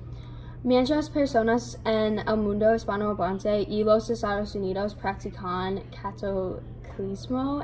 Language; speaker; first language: Spanish; non-native, learner; English